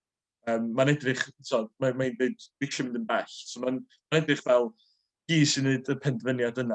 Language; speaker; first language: Welsh; native; Welsh